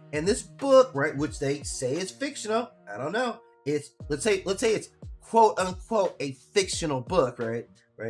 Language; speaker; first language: English; native; English